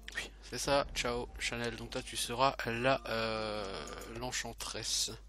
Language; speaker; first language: French; native; French